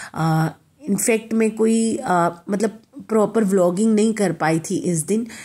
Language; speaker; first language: Hindi; native; Hindi